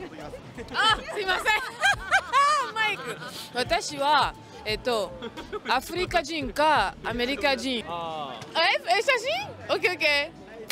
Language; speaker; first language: Japanese; non-native, learner; English